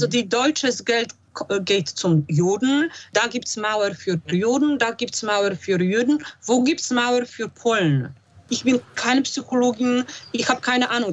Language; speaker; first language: German; non-native, fluent; Polish